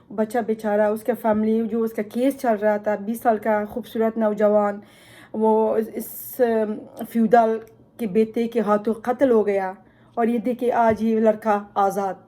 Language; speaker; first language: Urdu; non-native, local second language; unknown